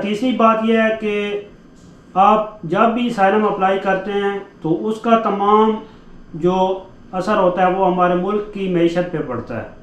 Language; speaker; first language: Hindi; non-native, local second language; Punjabi